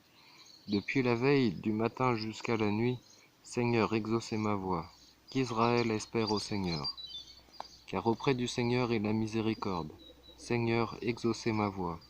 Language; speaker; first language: French; native; French